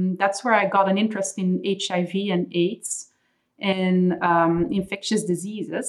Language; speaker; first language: English; non-native, fluent; Dutch